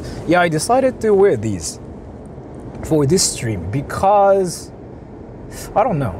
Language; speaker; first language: English; native; English